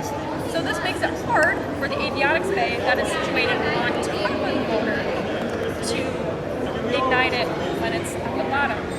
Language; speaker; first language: English; native; English